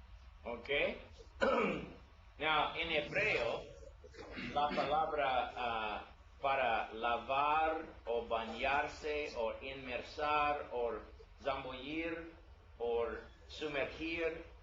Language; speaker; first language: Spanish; non-native, learner; English